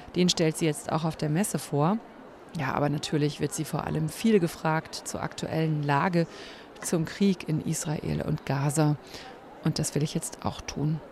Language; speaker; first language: German; native; German